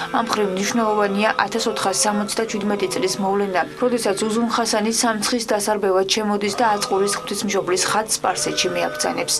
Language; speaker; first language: Georgian; native; Georgian